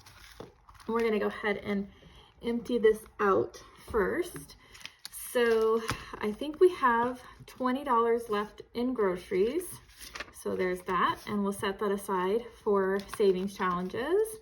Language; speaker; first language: English; native; English